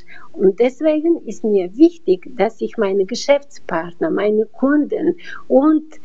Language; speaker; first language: German; non-native, fluent; Bulgarian